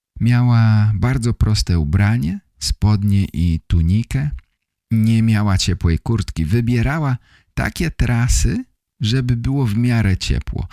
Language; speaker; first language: Polish; native; Polish